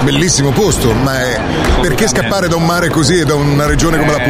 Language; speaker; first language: Italian; native; Italian